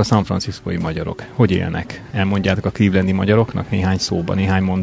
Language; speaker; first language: Hungarian; native; Hungarian